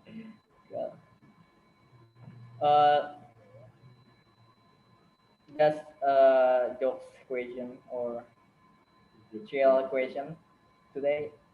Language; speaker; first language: English; non-native, learner; Indonesian